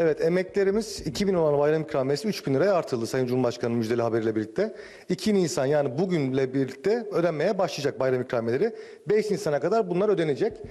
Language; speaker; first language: Turkish; native; Turkish